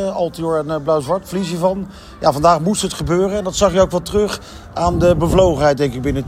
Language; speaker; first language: Dutch; native; Dutch